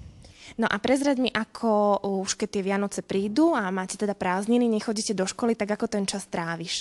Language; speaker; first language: Slovak; native; Slovak